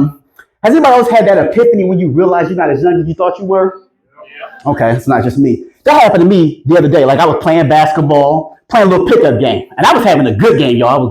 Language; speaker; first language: English; native; English